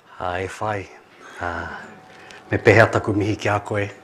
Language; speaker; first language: Māori; non-native, local second language; English